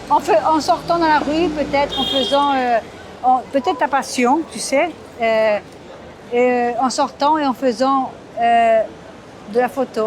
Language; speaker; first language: French; non-native, fluent; Portuguese